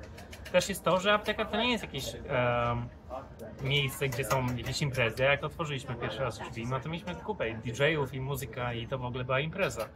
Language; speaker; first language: Polish; early bilingual, heritage; English